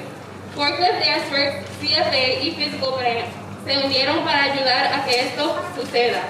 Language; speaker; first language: Spanish; early bilingual, heritage; English